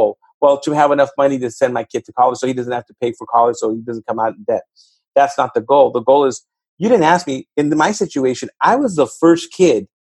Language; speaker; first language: English; native; English